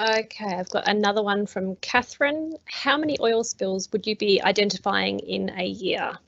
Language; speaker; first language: English; native; English